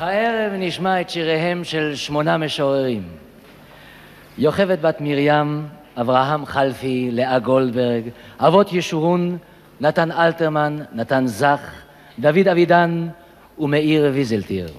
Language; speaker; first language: Hebrew; native; Hebrew